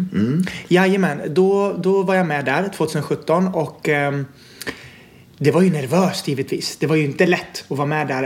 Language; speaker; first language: Swedish; native; Swedish